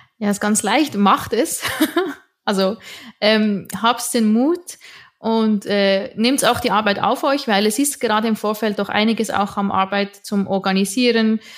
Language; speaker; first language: German; native; German